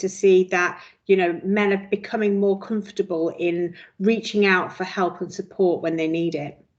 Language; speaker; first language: English; native; English